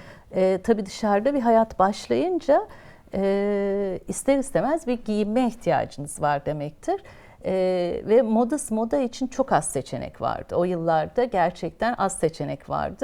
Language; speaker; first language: Turkish; native; Turkish